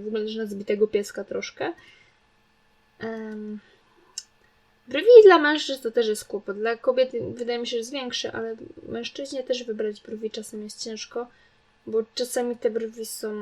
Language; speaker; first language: Polish; native; Polish